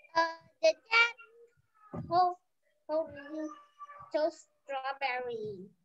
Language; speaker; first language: English; non-native, learner; Vietnamese